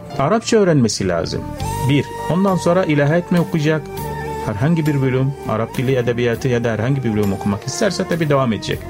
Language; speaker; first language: Turkish; non-native, fluent; Arabic